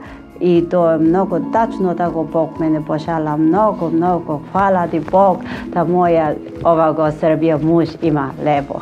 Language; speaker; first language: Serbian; non-native, learner; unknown